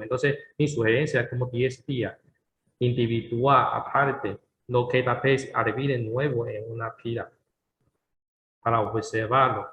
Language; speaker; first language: Spanish; non-native, learner; Chinese